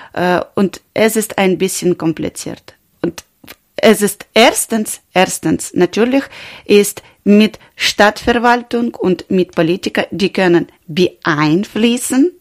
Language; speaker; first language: German; non-native, learner; Ukrainian